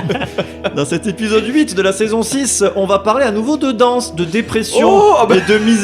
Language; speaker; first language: French; native; French